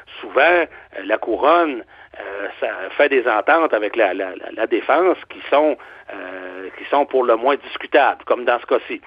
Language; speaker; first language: French; native; French